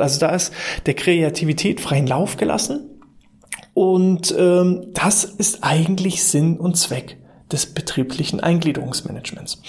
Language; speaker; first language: German; native; German